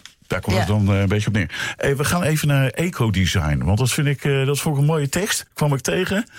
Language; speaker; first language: Dutch; native; Dutch